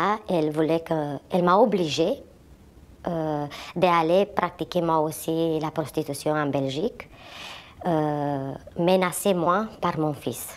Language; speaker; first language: French; non-native, fluent; Romanian